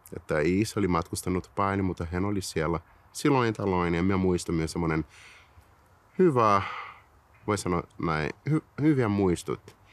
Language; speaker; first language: Finnish; non-native, learner; Portuguese